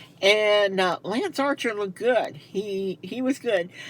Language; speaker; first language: English; native; English